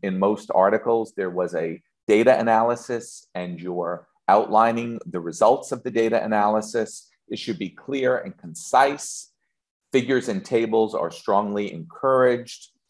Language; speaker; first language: English; native; English